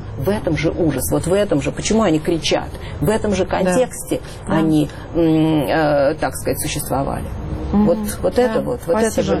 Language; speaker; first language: Russian; native; Russian